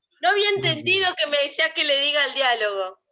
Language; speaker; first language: Spanish; non-native, learner; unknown